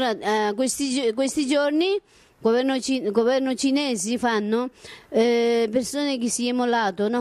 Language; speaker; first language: Italian; non-native, learner; Tibetan